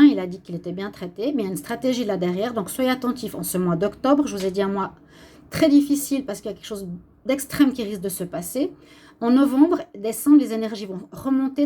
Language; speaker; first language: French; native; French